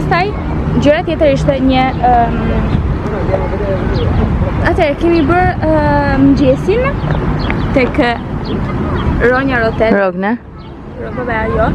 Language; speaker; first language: Albanian; early bilingual, heritage; Albanian